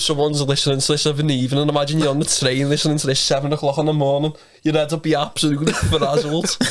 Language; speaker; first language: English; native; English